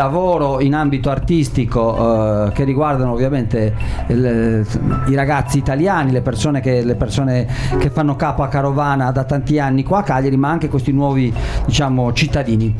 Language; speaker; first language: Italian; native; Italian